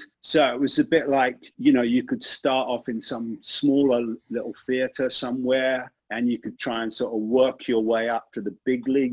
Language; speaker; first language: English; native; English